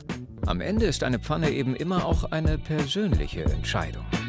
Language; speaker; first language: German; native; German